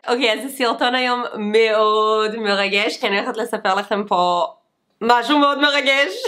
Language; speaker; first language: Hebrew; non-native, fluent; English